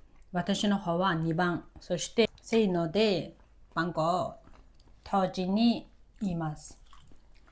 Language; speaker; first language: Japanese; non-native, fluent; Mongolian